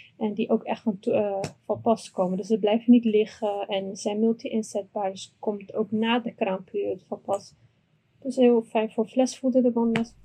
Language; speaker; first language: Dutch; early bilingual, other home language; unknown